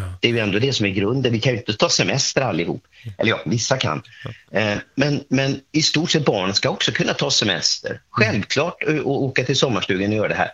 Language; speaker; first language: Swedish; native; Swedish